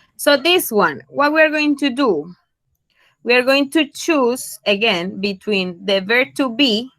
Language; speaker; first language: English; non-native, fluent; Spanish